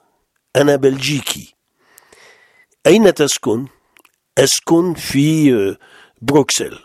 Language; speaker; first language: Arabic; non-native, fluent; French